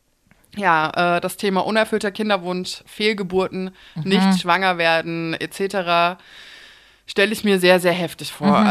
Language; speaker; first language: German; native; German